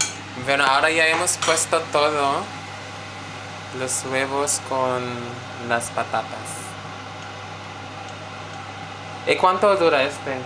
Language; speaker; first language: Spanish; non-native, learner; Filipino